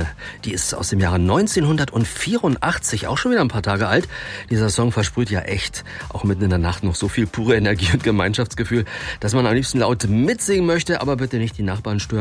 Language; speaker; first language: German; native; German